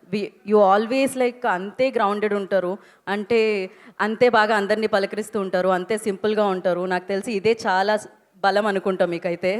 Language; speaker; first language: Telugu; native; Telugu